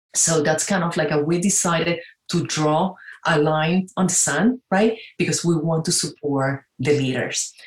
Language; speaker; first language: English; non-native, fluent; Spanish